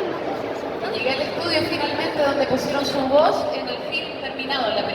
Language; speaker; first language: Spanish; native; Spanish